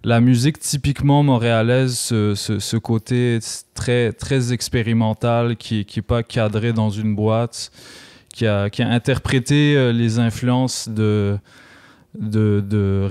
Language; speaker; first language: French; native; French